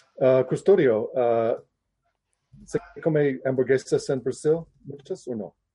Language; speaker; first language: Spanish; non-native, learner; English